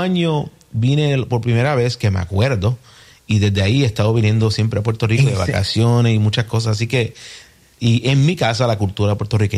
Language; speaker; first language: Spanish; early bilingual, heritage; Spanish